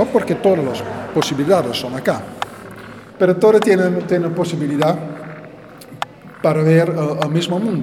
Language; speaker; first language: Spanish; non-native, learner; Dutch